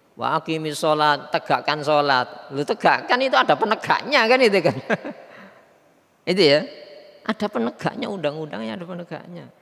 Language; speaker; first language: Indonesian; non-native, local second language; Javanese